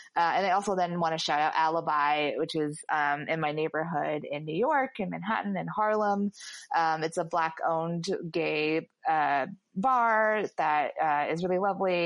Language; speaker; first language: English; native; English